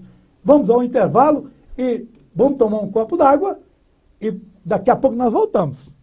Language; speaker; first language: Portuguese; native; Portuguese